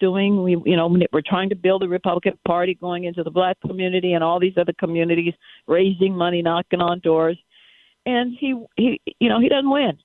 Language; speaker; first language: English; native; English